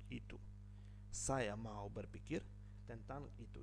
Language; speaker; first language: Indonesian; non-native, fluent; Ukrainian